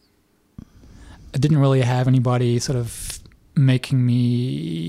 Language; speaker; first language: English; native; English